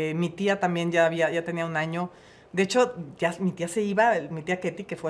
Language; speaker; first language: Spanish; native; Spanish